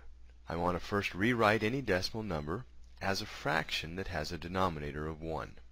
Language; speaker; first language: English; native; English